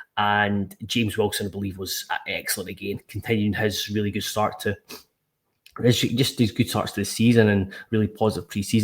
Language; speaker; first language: English; native; English